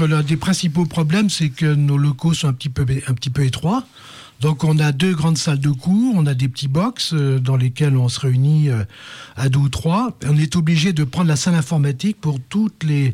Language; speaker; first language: French; native; French